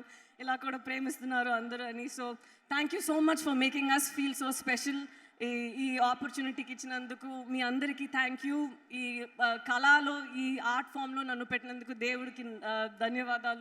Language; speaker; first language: Telugu; non-native, fluent; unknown